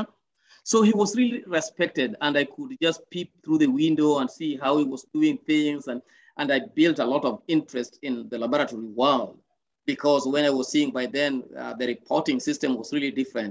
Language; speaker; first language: English; non-native, local second language; Luo (Kenya and Tanzania)